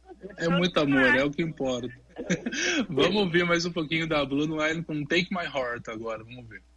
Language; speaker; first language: Portuguese; native; Portuguese